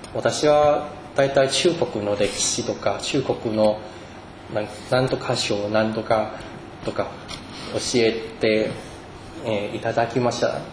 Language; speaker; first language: Japanese; non-native, fluent; Chinese